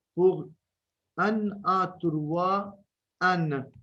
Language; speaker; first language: French; non-native, local second language; Arabic